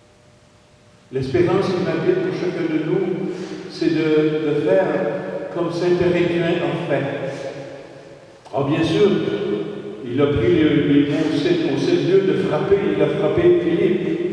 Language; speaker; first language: French; native; French